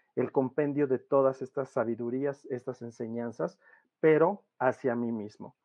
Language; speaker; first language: Spanish; native; Spanish